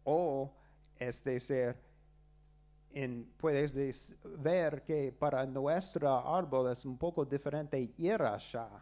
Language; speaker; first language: Spanish; non-native, learner; English